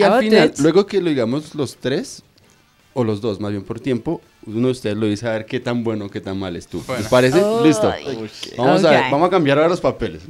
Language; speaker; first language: Spanish; native; Spanish